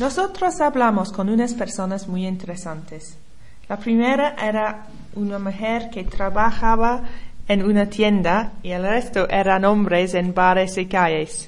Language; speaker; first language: Spanish; non-native, learner; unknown